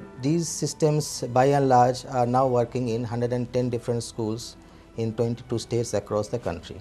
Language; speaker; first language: English; non-native, local second language; Bangla